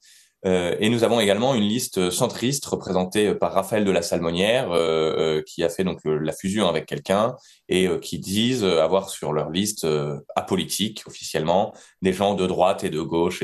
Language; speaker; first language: French; native; French